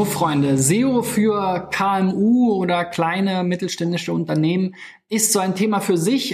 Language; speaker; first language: German; native; German